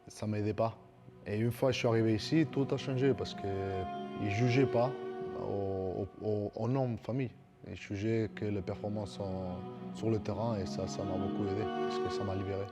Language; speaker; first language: French; non-native, fluent; Spanish